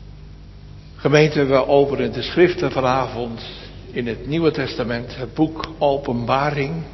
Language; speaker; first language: Dutch; native; Dutch